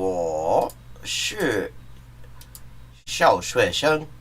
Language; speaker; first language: Chinese; non-native, learner; English